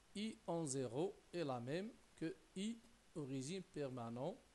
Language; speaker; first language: French; non-native, local second language; Arabic